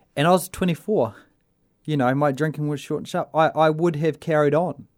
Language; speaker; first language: English; native; English